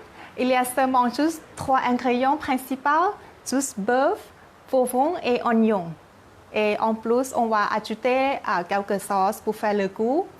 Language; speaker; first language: French; non-native, learner; Thai